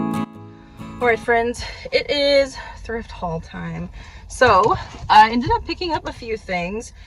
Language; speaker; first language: English; native; English